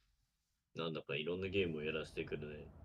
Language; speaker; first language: Japanese; native; Japanese